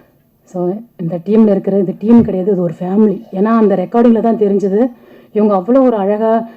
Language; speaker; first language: Tamil; native; Tamil